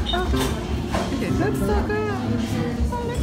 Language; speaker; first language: English; non-native, learner; Japanese